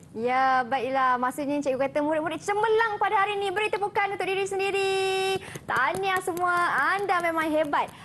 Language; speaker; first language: Malay; native; Malay